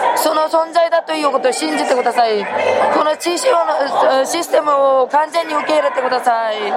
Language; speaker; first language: Japanese; non-native, fluent; Korean